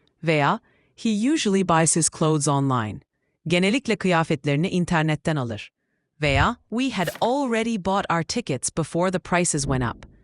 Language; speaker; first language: English; non-native, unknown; Turkish